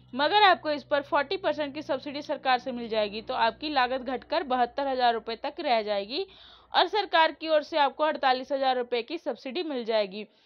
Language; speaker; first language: Hindi; native; Hindi